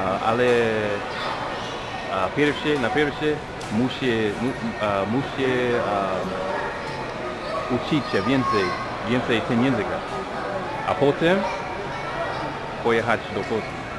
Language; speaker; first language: Polish; non-native, learner; English